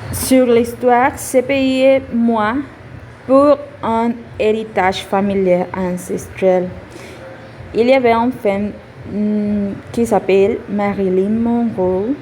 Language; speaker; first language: French; non-native, learner; Spanish